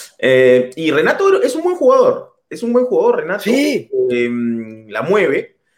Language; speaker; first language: Spanish; native; Spanish